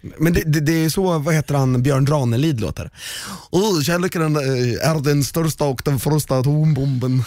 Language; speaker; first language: Swedish; native; Swedish